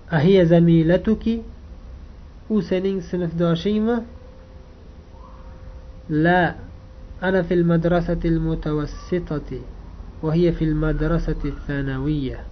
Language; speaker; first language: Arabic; non-native, fluent; Uzbek